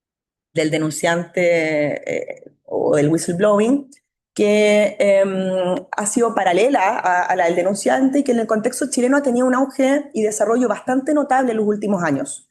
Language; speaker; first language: Spanish; native; Spanish